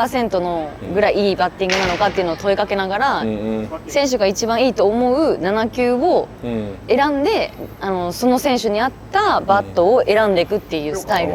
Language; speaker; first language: Japanese; non-native, fluent; Korean